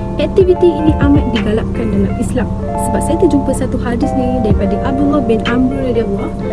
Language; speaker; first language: Malay; native; Malay